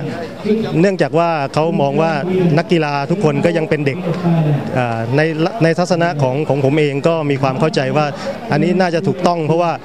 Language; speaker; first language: Thai; native; Thai